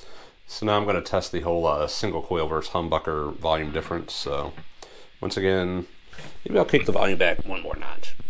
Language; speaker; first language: English; native; English